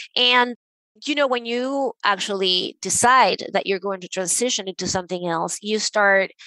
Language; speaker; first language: English; non-native, fluent; Spanish